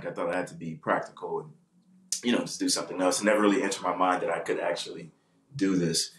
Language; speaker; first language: English; native; English